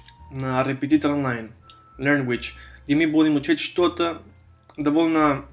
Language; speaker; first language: Russian; non-native, fluent; Spanish